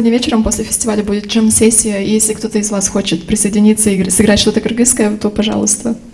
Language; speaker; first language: Russian; native; Russian